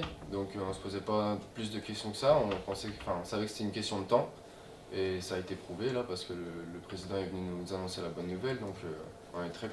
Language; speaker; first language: French; native; French